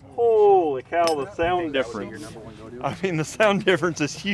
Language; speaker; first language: English; native; English